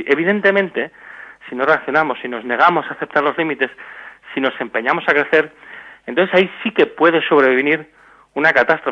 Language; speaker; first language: Spanish; native; Spanish